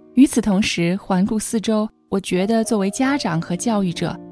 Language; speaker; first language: Chinese; native; Chinese